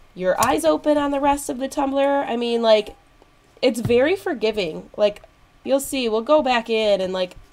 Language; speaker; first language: English; native; English